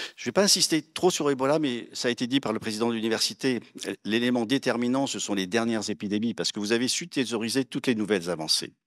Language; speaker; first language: French; native; French